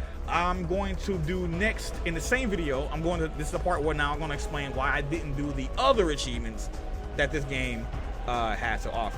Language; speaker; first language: English; native; English